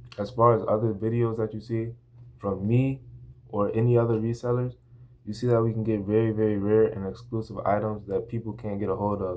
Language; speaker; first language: English; native; English